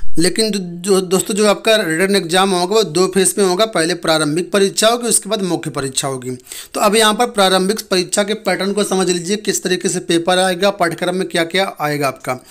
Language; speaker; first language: Hindi; native; Hindi